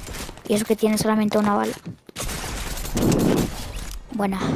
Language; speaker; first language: Spanish; native; Spanish